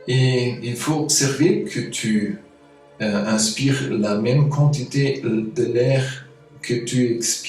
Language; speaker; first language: French; non-native, fluent; German